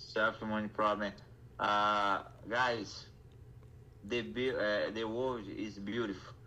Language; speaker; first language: English; non-native, learner; Portuguese